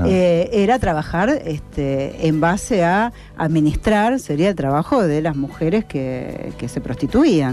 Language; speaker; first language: Spanish; native; Spanish